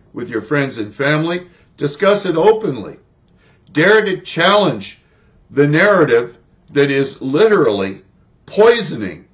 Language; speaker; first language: English; native; English